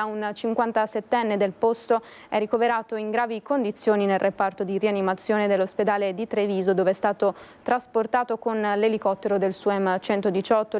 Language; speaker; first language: Italian; native; Italian